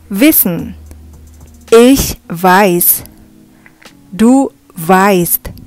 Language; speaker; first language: German; non-native, fluent; Indonesian